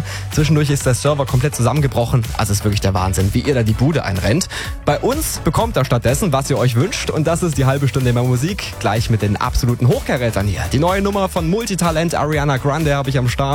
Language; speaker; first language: German; native; German